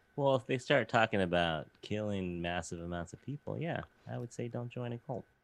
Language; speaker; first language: English; native; English